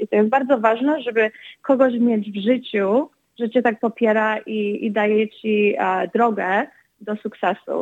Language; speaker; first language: Polish; early bilingual, other home language; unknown